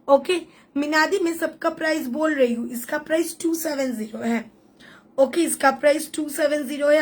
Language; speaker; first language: Hindi; non-native, local second language; Bangla